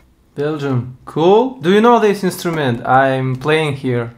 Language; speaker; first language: English; non-native, learner; Russian